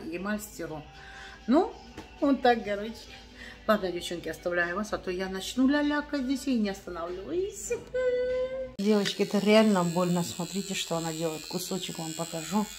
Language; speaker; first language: Russian; native; Russian